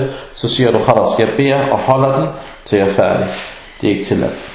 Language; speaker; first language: Danish; early bilingual, other home language; Arabic